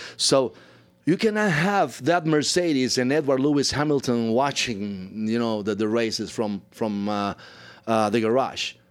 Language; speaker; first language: English; non-native, fluent; Spanish